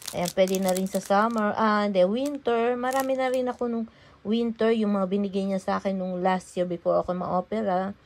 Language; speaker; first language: Filipino; non-native, local second language; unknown